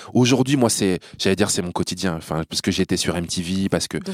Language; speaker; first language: French; native; French